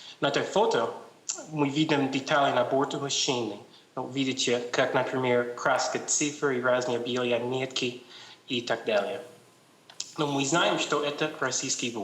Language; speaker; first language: Russian; non-native, learner; English